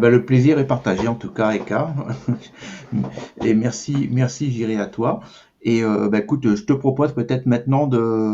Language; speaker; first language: French; native; French